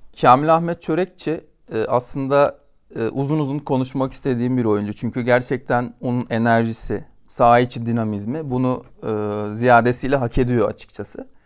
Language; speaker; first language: Turkish; native; Turkish